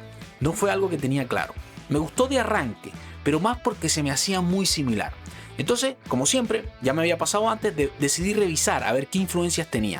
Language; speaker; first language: Spanish; native; Spanish